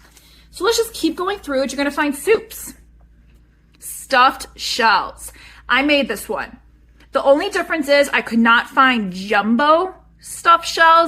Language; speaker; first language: English; native; English